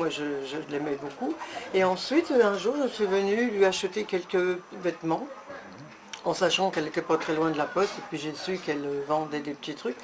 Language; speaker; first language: French; native; French